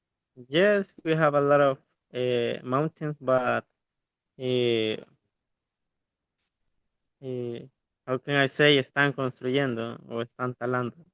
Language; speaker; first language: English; non-native, learner; Spanish